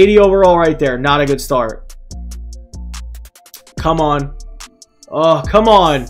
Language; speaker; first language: English; native; English